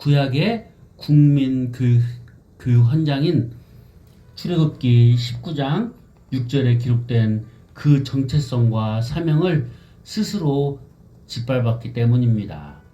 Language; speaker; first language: Korean; native; Korean